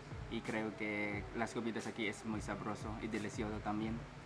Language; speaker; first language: Spanish; non-native, learner; Filipino